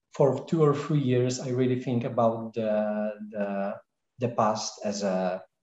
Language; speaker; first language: English; non-native, fluent; Polish